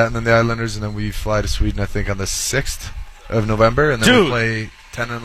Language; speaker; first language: English; non-native, fluent; Swedish